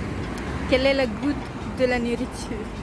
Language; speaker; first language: French; non-native, fluent; Konkani